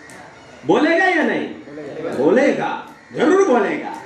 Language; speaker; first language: Hindi; non-native, learner; English